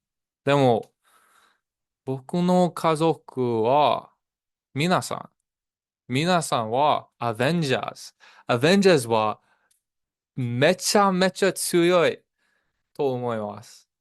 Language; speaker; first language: Japanese; non-native, learner; English